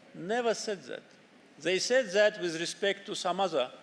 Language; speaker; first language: English; non-native, fluent; Azerbaijani